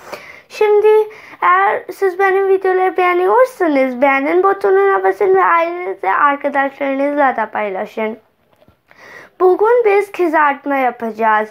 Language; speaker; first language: Turkish; non-native, fluent; Urdu